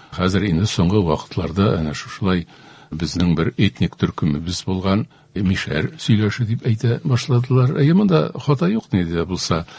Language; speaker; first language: Tatar; native; Tatar